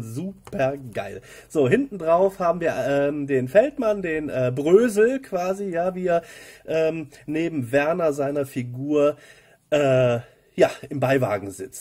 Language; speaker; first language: German; native; German